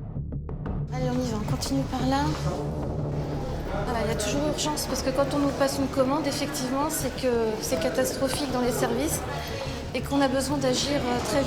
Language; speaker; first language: French; native; French